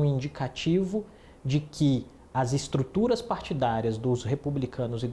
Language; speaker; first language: Portuguese; native; Portuguese